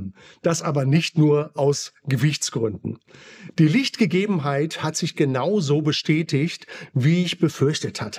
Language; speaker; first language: German; native; German